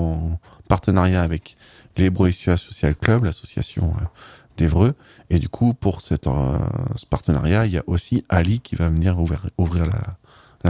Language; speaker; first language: French; native; French